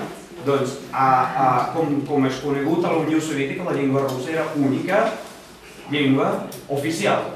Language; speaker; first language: Catalan; non-native, fluent; Ukrainian